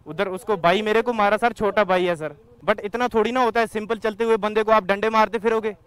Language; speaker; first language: Hindi; native; Hindi